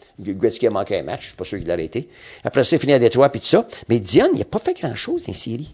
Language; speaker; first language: French; non-native, local second language; English